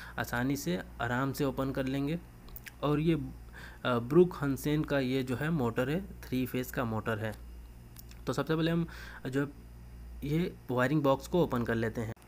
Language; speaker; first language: Hindi; native; Hindi